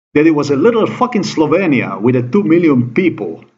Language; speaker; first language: English; non-native, fluent; Slovenian